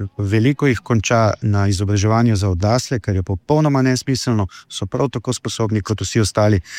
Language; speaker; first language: Slovenian; native; Slovenian